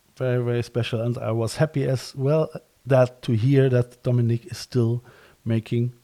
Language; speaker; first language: English; non-native, fluent; German